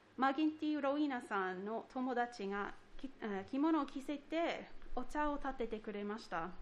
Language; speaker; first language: Japanese; non-native, fluent; English